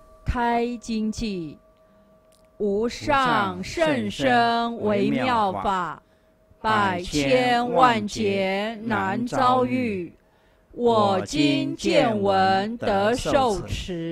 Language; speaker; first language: Chinese; native; Chinese